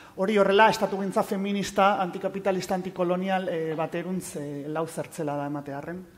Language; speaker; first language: Basque; native; Basque